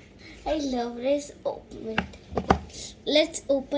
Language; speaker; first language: English; non-native, local second language; Hindi